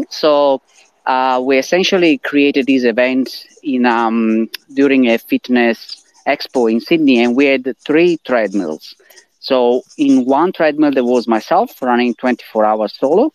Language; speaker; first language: English; non-native, fluent; Italian